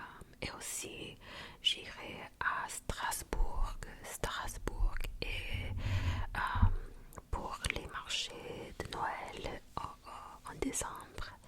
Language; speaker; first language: French; non-native, fluent; Japanese